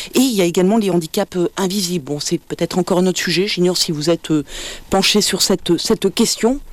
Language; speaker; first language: French; native; French